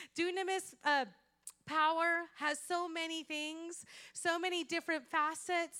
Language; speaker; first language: English; non-native, fluent; Spanish